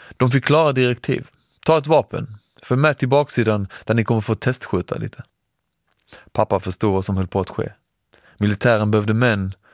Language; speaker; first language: Swedish; early bilingual, other home language; Persian